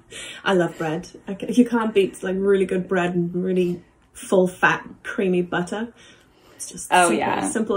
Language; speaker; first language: English; native; English